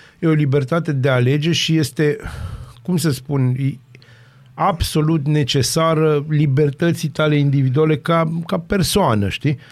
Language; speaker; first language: Romanian; native; Romanian